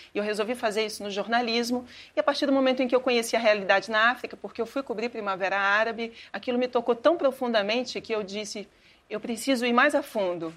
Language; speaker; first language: Portuguese; native; Portuguese